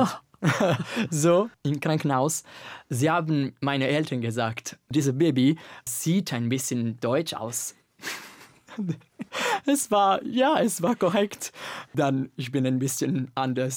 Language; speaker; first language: German; non-native, fluent; Italian